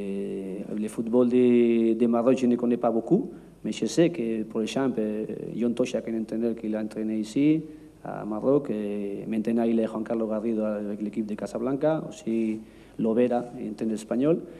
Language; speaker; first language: French; non-native, learner; Spanish